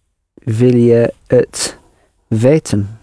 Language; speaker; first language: Dutch; non-native, learner; English